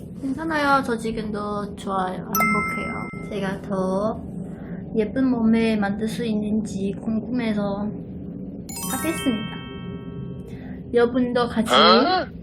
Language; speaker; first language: Korean; non-native, learner; Chinese